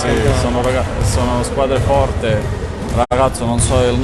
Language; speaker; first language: Italian; non-native, learner; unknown